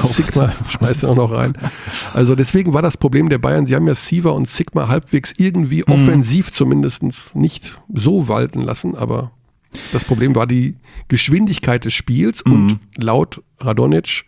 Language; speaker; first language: German; native; German